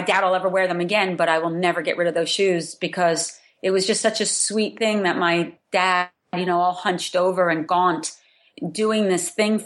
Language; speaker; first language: English; native; English